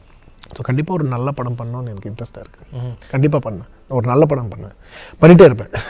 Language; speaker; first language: Tamil; non-native, local second language; Telugu